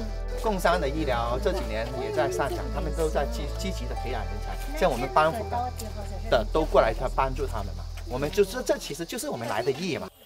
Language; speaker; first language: Chinese; native; Chinese